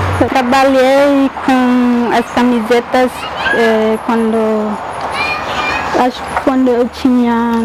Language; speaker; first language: Portuguese; non-native, local second language; Guarani